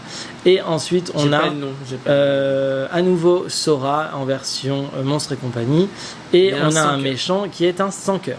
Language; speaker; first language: French; native; French